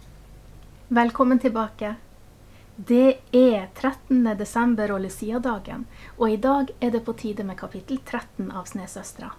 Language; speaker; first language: Norwegian; native; Norwegian